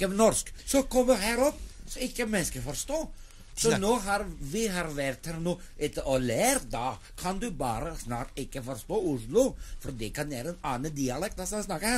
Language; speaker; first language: Norwegian; non-native, learner; Turkish